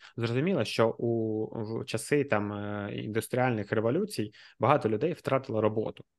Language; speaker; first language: Ukrainian; native; Ukrainian